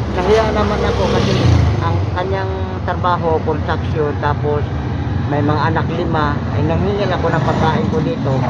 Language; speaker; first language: Filipino; non-native, local second language; Cebuano